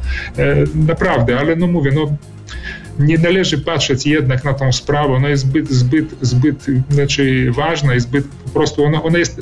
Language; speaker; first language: Polish; early bilingual, heritage; Polish